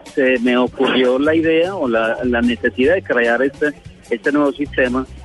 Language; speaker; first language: Spanish; early bilingual, heritage; Spanish